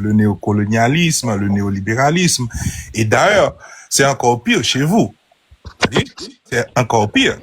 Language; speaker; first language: French; non-native, local second language; Haitian Creole